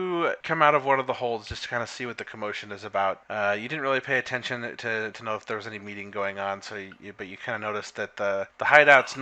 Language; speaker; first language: English; native; English